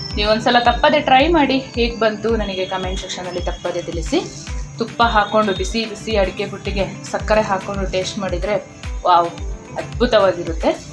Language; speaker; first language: Kannada; non-native, local second language; Kodava